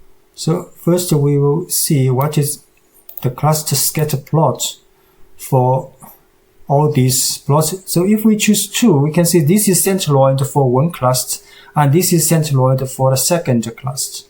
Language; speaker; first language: English; non-native, fluent; Chinese